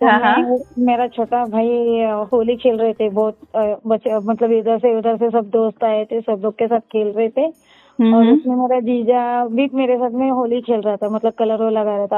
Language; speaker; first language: Hindi; non-native, local second language; Marathi